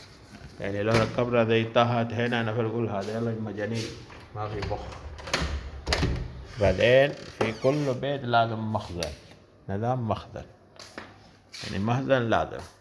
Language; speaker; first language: Arabic; non-native, learner; Urdu